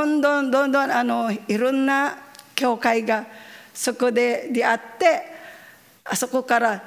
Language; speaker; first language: Japanese; non-native, learner; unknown